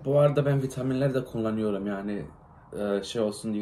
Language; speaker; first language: Turkish; early bilingual, heritage; Turkish